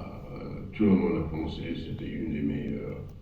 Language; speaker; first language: French; non-native, fluent; English